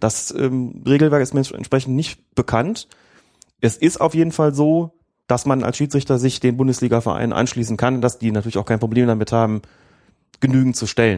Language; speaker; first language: German; native; German